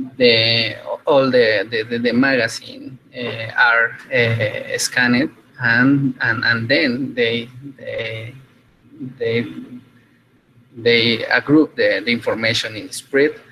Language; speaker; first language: English; non-native, fluent; Spanish